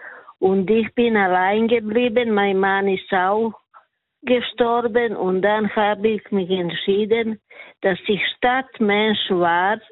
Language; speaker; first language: German; non-native, learner; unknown